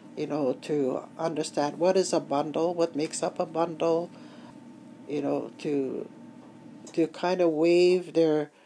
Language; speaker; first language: English; native; English